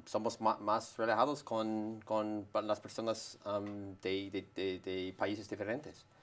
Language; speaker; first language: Spanish; non-native, fluent; English